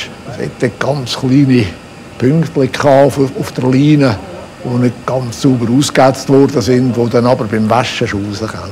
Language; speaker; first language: German; native; German